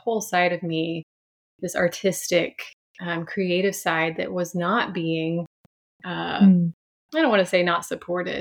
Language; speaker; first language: English; native; English